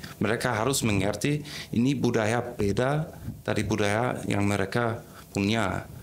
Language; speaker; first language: Indonesian; non-native, fluent; German